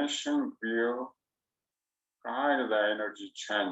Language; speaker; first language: English; non-native, learner; Chinese